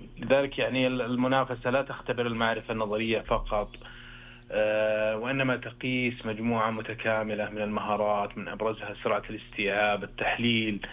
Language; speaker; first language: Arabic; native; Arabic